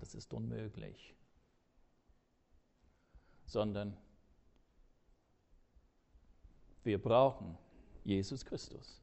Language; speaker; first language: German; non-native, fluent; English